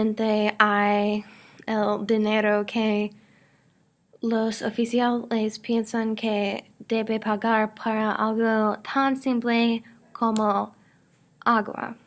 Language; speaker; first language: Spanish; non-native, learner; English